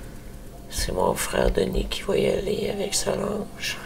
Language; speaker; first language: French; native; French